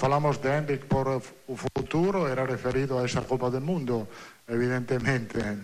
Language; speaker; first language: Portuguese; non-native, learner; Italian